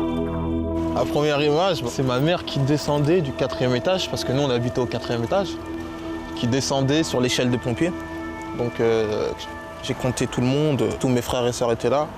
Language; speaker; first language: French; early bilingual, other home language; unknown